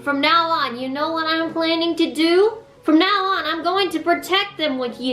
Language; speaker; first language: English; native; English